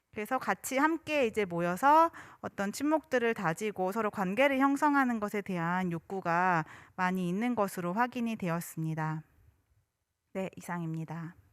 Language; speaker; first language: Korean; native; Korean